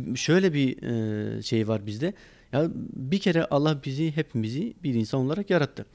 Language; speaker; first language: Turkish; non-native, local second language; Kurdish